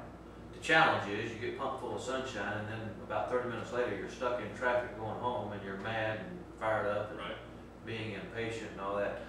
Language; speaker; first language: English; native; English